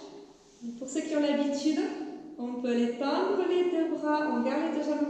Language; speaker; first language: French; native; French